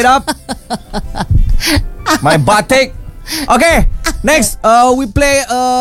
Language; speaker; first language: English; non-native, learner; Malay